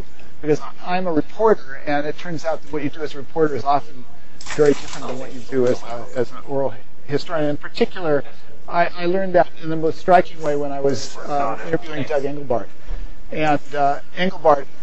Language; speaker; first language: English; native; English